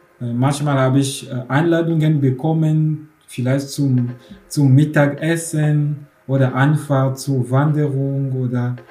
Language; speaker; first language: German; non-native, fluent; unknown